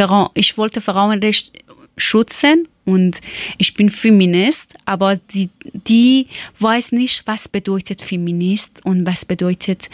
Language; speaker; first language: German; non-native, learner; Persian